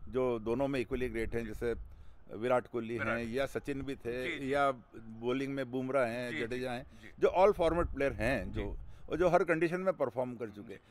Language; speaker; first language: Hindi; native; Hindi